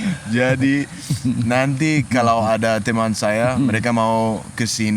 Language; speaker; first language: Indonesian; non-native, learner; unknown